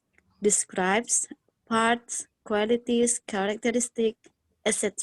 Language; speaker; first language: English; non-native, learner; Indonesian